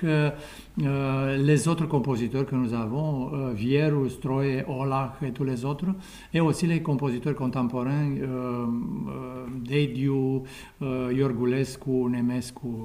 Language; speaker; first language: French; non-native, fluent; Romanian